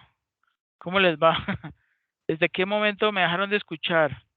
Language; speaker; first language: Spanish; native; Spanish